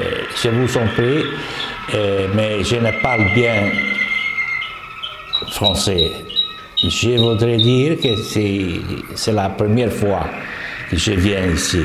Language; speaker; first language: French; non-native, learner; Italian